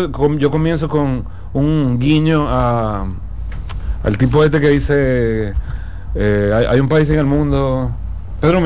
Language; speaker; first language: Spanish; native; Spanish